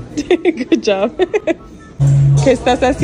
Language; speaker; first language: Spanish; non-native, local second language; English